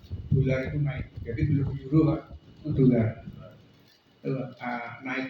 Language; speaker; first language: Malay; non-native, local second language; Javanese